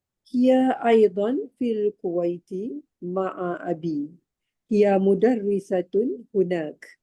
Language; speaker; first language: Arabic; non-native, learner; Malay